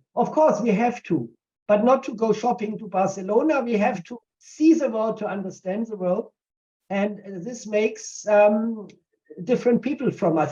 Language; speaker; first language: English; non-native, fluent; German